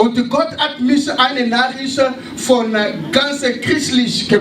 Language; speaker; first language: German; non-native, learner; French